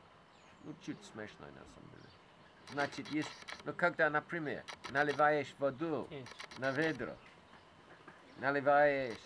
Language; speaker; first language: Russian; non-native, fluent; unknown